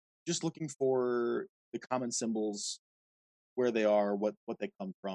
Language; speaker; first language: English; native; English